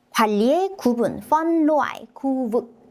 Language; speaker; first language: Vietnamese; non-native, fluent; Korean